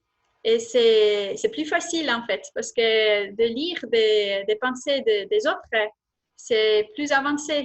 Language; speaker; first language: French; non-native, fluent; Estonian